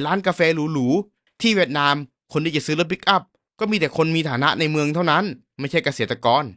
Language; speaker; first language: Thai; native; Thai